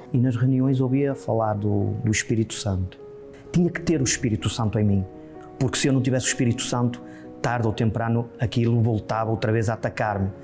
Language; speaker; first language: Portuguese; native; Portuguese